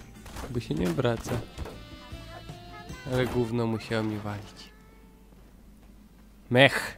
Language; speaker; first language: Polish; native; Polish